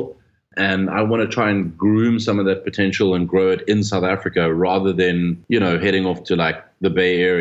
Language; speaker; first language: English; native; English